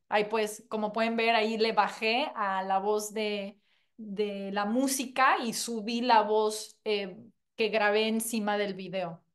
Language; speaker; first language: Spanish; non-native, fluent; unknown